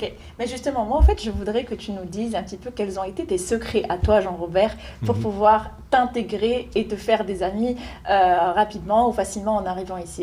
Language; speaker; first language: French; native; French